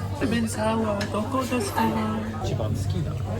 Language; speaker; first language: Japanese; non-native, learner; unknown